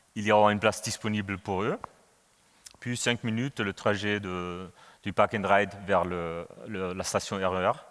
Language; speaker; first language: French; non-native, fluent; German